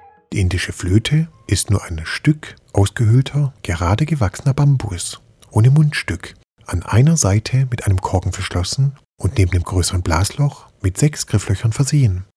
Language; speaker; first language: German; native; German